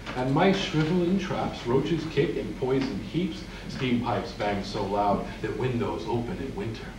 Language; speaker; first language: English; native; English